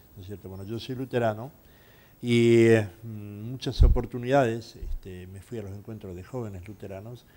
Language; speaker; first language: Spanish; native; Spanish